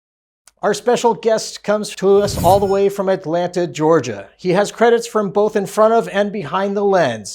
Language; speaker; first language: English; native; English